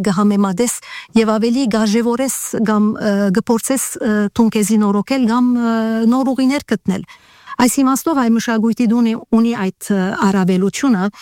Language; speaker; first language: Armenian; early bilingual, heritage; Armenian